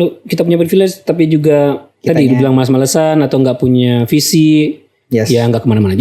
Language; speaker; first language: Indonesian; native; Indonesian